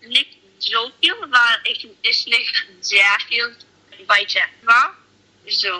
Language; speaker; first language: German; non-native, learner; English